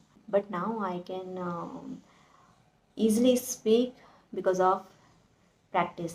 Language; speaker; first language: English; non-native, learner; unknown